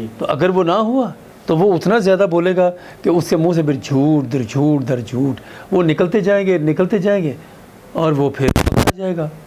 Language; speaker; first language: Urdu; native; Urdu